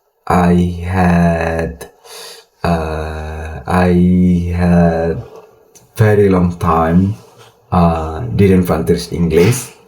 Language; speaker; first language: English; non-native, learner; Indonesian